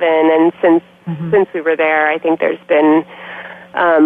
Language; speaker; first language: English; native; English